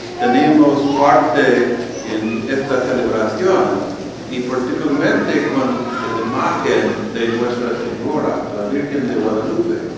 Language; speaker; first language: Spanish; non-native, fluent; English